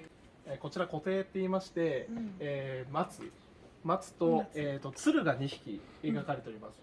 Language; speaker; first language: Japanese; native; Japanese